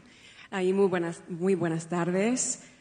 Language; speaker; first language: Spanish; non-native, fluent; English